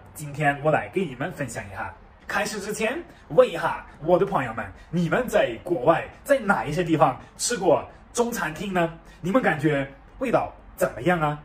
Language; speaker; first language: Chinese; non-native, fluent; German